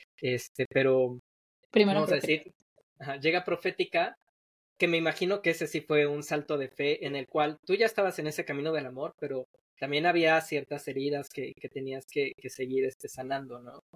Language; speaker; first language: Spanish; native; Spanish